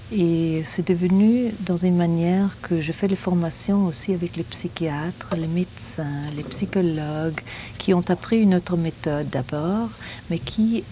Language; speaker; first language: French; non-native, fluent; German